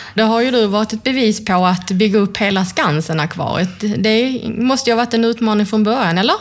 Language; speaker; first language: Swedish; native; Swedish